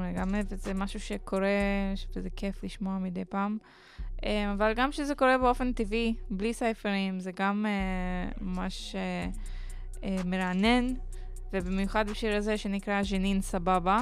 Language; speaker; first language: Hebrew; non-native, local second language; Arabic